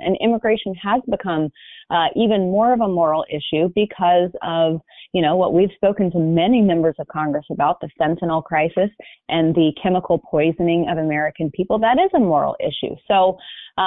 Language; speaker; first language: English; native; English